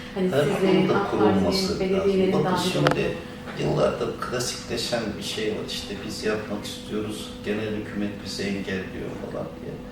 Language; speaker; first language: Turkish; native; Turkish